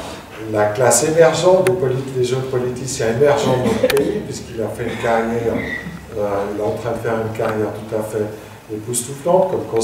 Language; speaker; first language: French; native; French